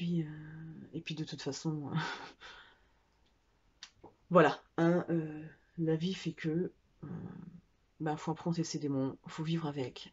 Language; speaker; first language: French; native; French